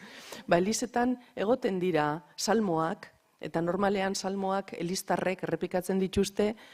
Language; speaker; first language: Basque; native; Basque